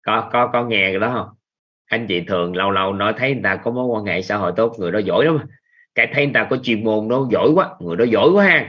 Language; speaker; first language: Vietnamese; native; Vietnamese